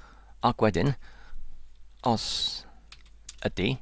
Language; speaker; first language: Welsh; non-native, learner; English